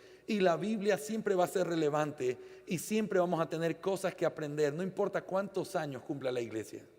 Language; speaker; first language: Spanish; native; Spanish